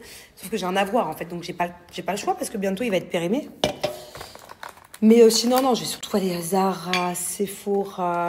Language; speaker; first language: French; native; French